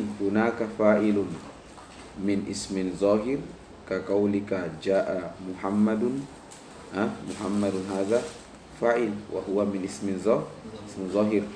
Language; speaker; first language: Arabic; non-native, fluent; Indonesian